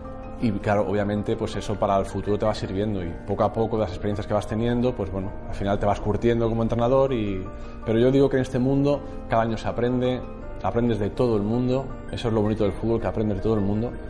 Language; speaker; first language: Spanish; native; Spanish